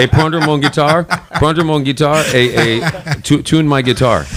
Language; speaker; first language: French; non-native, learner; English